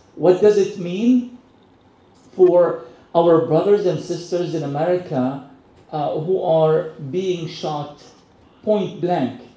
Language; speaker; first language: English; non-native, fluent; Arabic